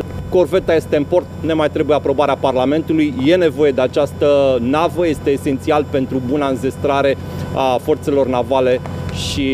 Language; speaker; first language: Romanian; native; Romanian